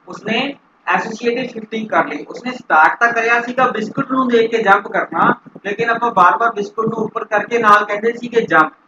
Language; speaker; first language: Hindi; non-native, local second language; Punjabi